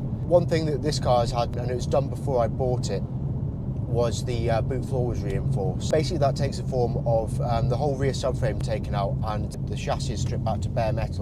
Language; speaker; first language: English; native; English